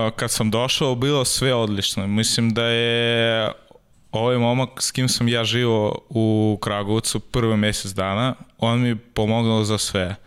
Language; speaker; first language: Serbian; non-native, learner; Russian